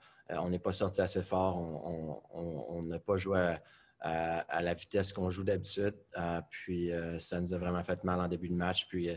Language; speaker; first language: French; native; French